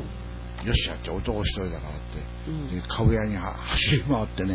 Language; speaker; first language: Japanese; native; Japanese